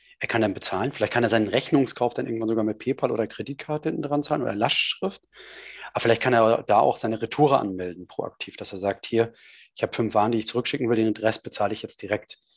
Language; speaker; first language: German; native; German